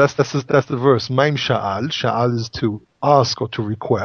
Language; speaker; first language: English; non-native, fluent; Hebrew